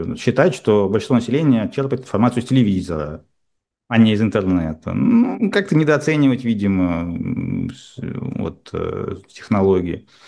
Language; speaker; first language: Russian; native; Russian